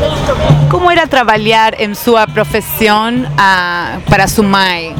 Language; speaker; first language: Portuguese; non-native, fluent; Spanish